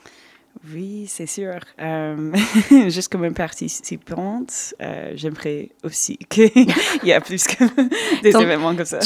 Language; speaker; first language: French; non-native, fluent; English